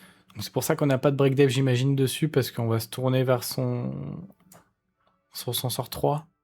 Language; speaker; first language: French; native; French